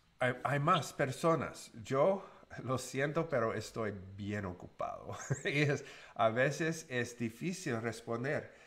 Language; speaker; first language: Spanish; non-native, learner; English